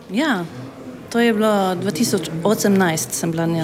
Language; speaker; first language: Slovenian; non-native, learner; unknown